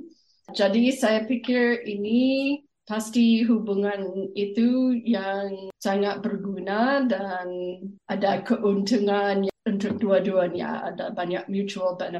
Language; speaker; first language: Indonesian; non-native, fluent; English